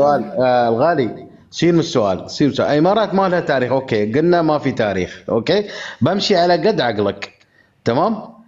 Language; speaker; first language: Arabic; native; Arabic